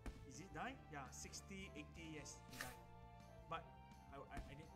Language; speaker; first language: English; non-native, local second language; Chinese